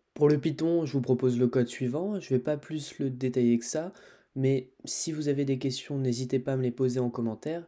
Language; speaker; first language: French; native; French